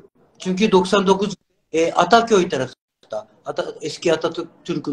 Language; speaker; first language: Turkish; non-native, learner; Japanese